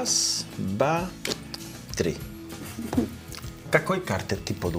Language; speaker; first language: Russian; non-native, learner; Spanish